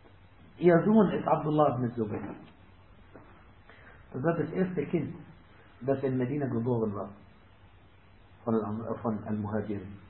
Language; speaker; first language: German; non-native, fluent; Arabic